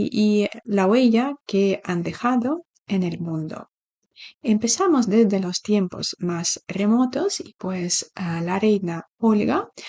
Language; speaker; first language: Spanish; non-native, fluent; Ukrainian